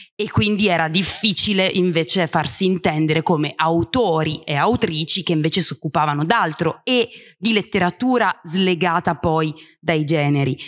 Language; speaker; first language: Italian; native; Italian